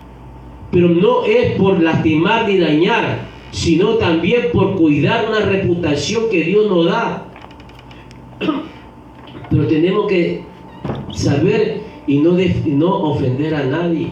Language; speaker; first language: Spanish; native; Spanish